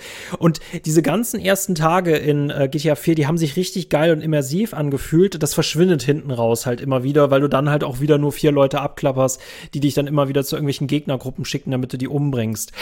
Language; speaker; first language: German; native; German